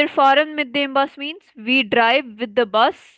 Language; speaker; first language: German; non-native, fluent; Urdu